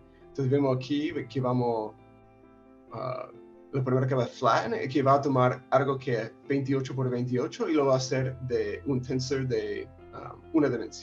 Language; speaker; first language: Spanish; non-native, fluent; English